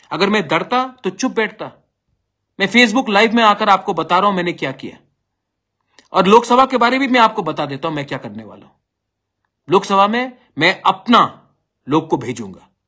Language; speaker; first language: Hindi; non-native, local second language; Bangla